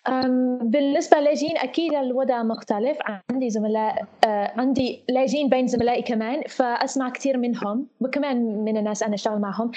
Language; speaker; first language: Arabic; non-native, fluent; English